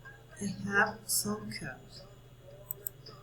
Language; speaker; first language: English; non-native, learner; Spanish